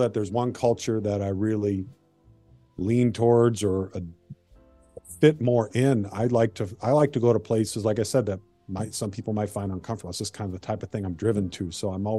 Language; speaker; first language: English; native; English